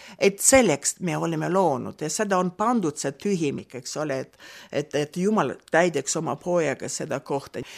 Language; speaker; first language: Estonian; non-native, local second language; Russian